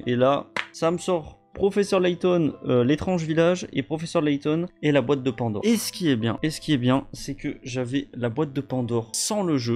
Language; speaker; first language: French; native; French